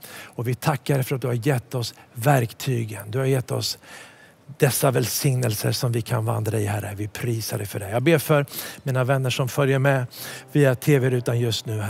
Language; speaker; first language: Swedish; native; Swedish